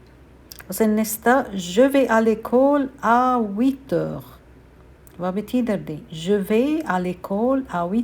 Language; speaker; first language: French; non-native, fluent; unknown